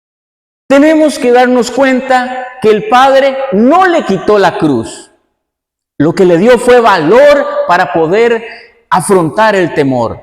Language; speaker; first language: Spanish; native; Spanish